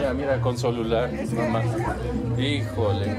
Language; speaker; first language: Spanish; non-native, learner; Amharic